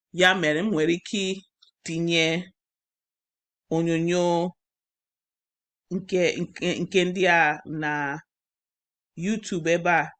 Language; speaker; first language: Igbo; non-native, learner; English